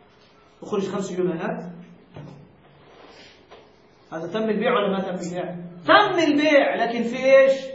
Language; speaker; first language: Arabic; native; Arabic